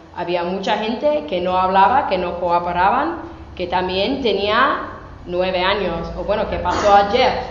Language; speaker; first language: Spanish; non-native, fluent; English